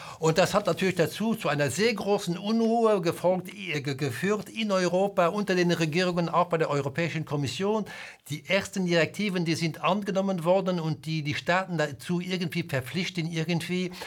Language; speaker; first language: German; non-native, local second language; Luxembourgish